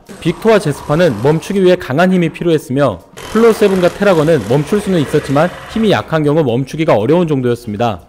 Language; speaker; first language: Korean; native; Korean